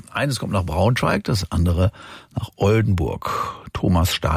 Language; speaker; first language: German; native; German